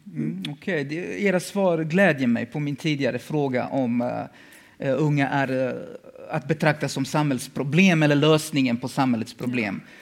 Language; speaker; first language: Swedish; early bilingual, other home language; Bosnian